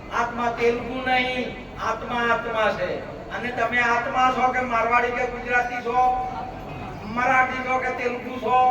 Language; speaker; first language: Gujarati; non-native, local second language; Marwari